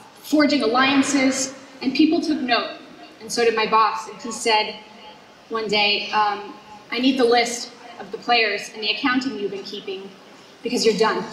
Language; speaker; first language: English; native; English